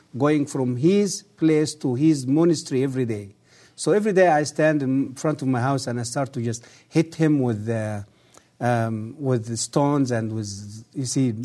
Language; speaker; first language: English; early bilingual, other home language; Arabic